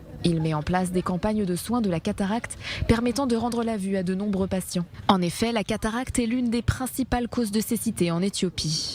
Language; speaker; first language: French; native; French